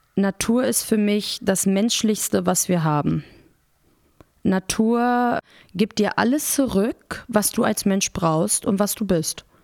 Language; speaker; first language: German; early bilingual, other home language; Persian